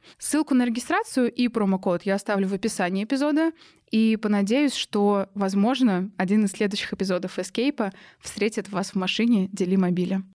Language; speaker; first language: Russian; native; Russian